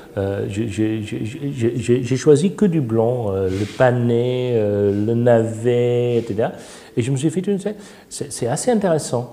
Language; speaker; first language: French; non-native, fluent; English